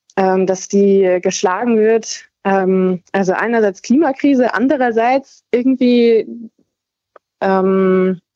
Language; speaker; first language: German; native; German